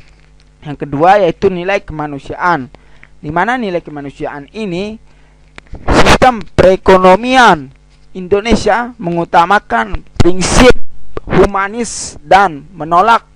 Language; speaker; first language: Indonesian; native; Indonesian